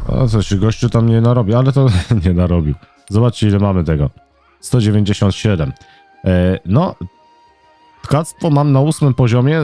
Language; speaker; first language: Polish; native; Polish